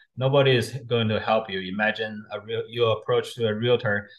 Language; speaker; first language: English; non-native, fluent; Chinese